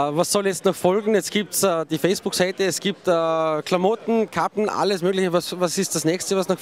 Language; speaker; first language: German; native; German